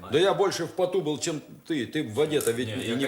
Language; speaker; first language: Russian; native; Russian